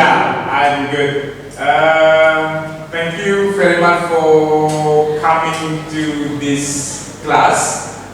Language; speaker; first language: English; non-native, fluent; Indonesian